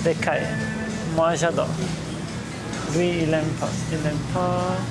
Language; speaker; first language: French; non-native, fluent; Portuguese